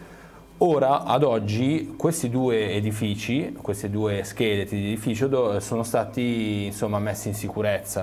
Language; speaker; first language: Italian; native; Italian